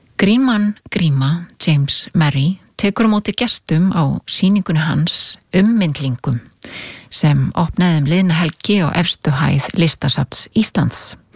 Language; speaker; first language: Icelandic; native; Icelandic